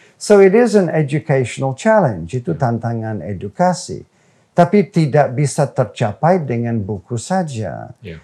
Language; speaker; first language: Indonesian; non-native, fluent; English